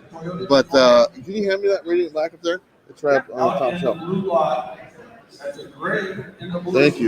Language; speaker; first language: English; native; English